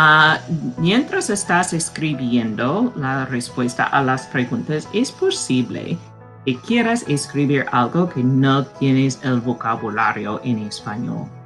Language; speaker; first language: Spanish; non-native, fluent; English